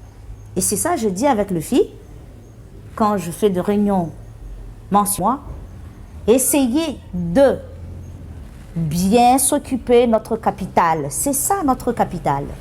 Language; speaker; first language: French; non-native, local second language; Malagasy